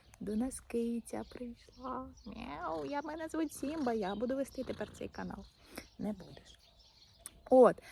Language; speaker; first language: Ukrainian; non-native, local second language; Russian